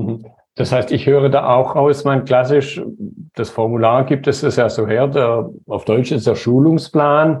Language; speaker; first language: German; native; German